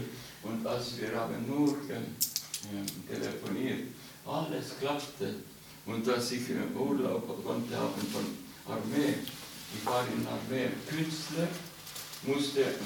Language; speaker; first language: German; non-native, learner; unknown